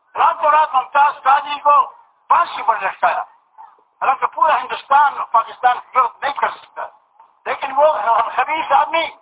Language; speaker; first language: Urdu; non-native, local second language; Pashto